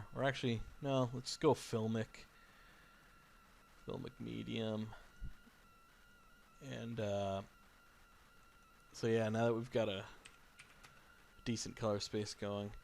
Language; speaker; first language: English; native; English